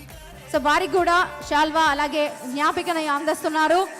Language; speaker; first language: Telugu; native; Telugu